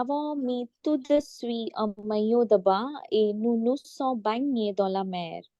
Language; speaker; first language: French; non-native, learner; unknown